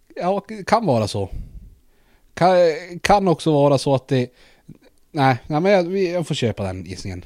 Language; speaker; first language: Swedish; native; Swedish